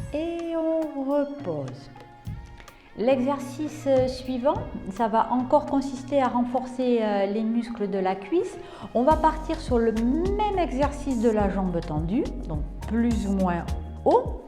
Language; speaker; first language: French; native; French